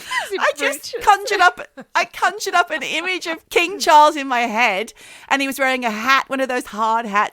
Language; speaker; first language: English; native; English